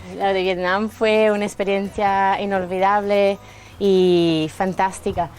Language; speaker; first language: Spanish; non-native, fluent; Italian